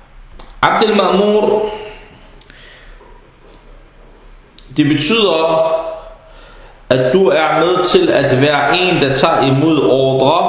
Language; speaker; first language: Danish; early bilingual, other home language; Arabic